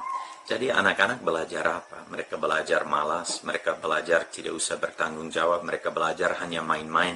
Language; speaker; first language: Indonesian; non-native, fluent; English